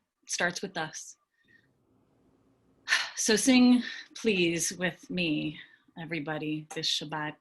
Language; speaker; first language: English; native; English